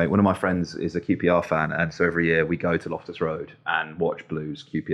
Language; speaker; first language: English; native; English